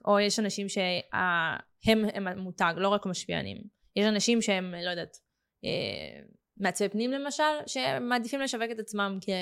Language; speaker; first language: Hebrew; native; Hebrew